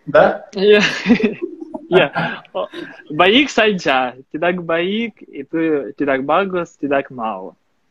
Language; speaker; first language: Indonesian; non-native, fluent; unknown